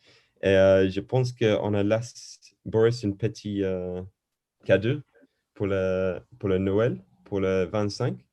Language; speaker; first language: French; non-native, learner; English